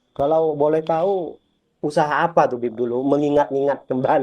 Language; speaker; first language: Indonesian; native; Indonesian